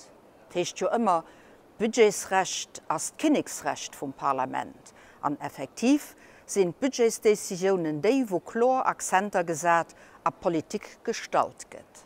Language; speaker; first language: German; non-native, local second language; Luxembourgish